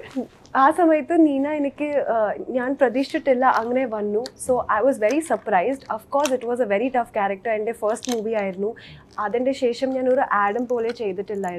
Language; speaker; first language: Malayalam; early bilingual, heritage; Malayalam